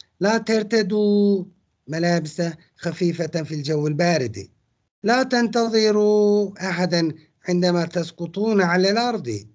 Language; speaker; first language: Arabic; non-native, fluent; Turkish